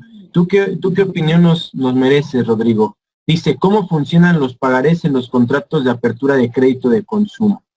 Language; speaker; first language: Spanish; native; Spanish